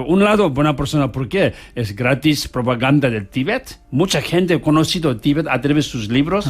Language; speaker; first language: Spanish; non-native, learner; Tibetan